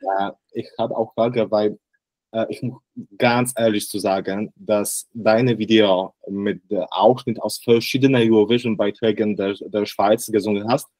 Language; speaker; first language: German; non-native, learner; Polish